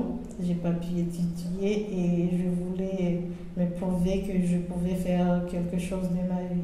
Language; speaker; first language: French; non-native, local second language; Comorian